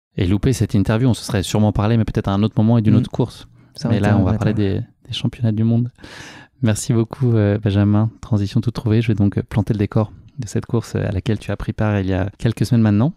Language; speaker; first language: French; native; French